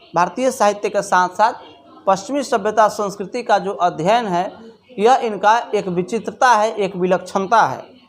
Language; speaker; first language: Hindi; native; Hindi